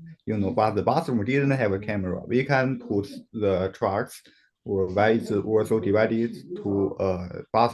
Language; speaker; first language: English; non-native, learner; Chinese